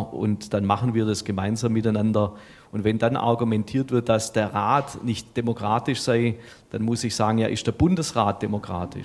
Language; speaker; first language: German; native; German